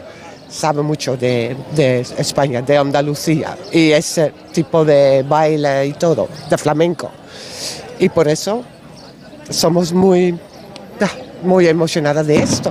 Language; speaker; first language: Spanish; non-native, learner; Dutch